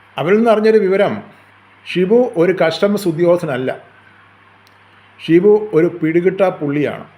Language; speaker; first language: Malayalam; native; Malayalam